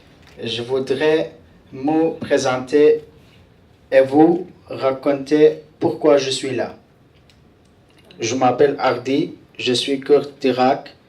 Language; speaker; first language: French; non-native, fluent; Central Kurdish